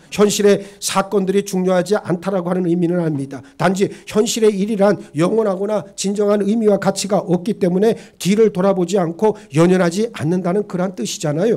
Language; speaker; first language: Korean; native; Korean